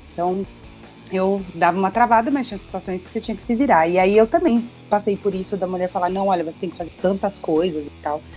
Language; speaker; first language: Portuguese; native; Portuguese